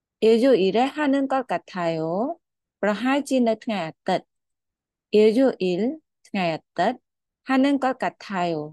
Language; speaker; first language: Korean; non-native, fluent; Khmer